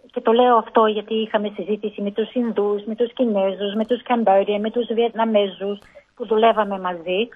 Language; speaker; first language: Greek; early bilingual, heritage; Greek